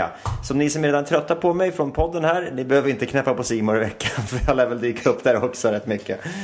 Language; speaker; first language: Swedish; native; Swedish